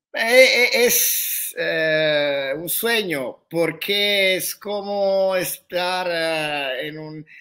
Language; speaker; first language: Spanish; non-native, learner; Italian